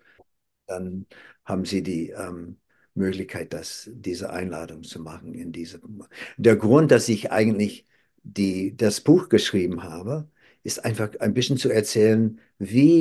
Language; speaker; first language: German; non-native, fluent; English